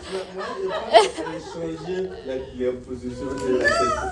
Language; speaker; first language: French; non-native, learner; Ukrainian